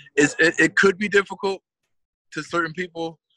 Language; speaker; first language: English; native; English